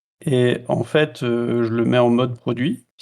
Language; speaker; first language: French; native; French